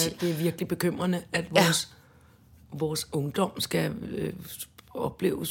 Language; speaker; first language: Danish; native; Danish